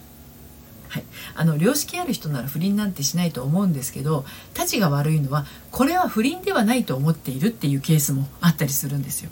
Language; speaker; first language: Japanese; native; Japanese